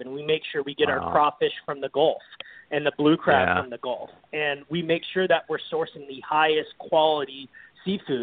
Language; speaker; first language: English; native; English